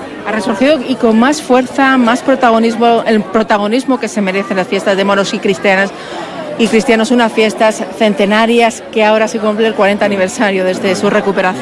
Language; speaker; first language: Spanish; native; Spanish